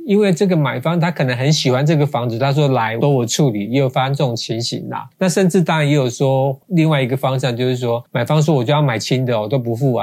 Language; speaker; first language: Chinese; native; Chinese